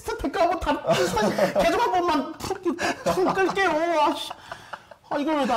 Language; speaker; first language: Korean; native; Korean